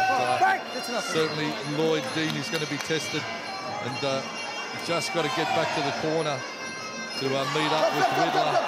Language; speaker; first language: English; native; English